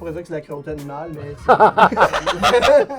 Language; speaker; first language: French; native; French